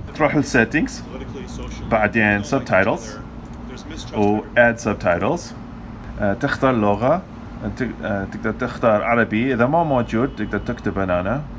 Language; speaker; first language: Arabic; non-native, fluent; English